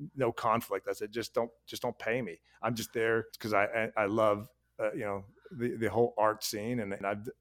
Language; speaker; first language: English; native; English